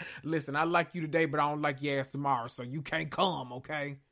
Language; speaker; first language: English; native; English